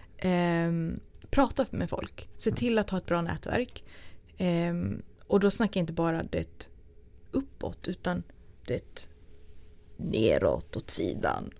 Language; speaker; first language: Swedish; early bilingual, other home language; Turoyo